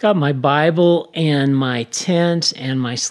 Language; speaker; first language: English; native; English